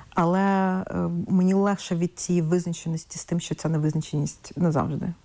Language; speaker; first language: Ukrainian; non-native, local second language; Russian